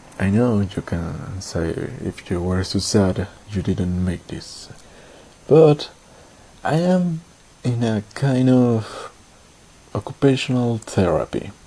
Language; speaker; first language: English; non-native, learner; Spanish